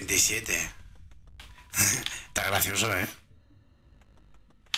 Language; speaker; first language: Spanish; native; Spanish